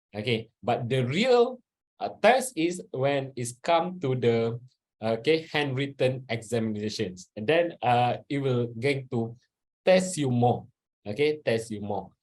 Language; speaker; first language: English; non-native, local second language; Malay